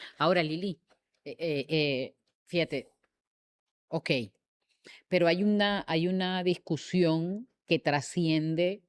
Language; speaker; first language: Spanish; native; Spanish